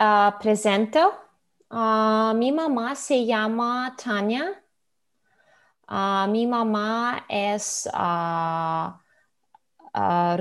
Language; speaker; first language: Spanish; non-native, learner; Russian